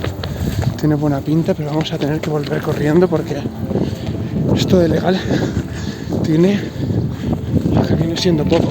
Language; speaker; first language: Spanish; native; Spanish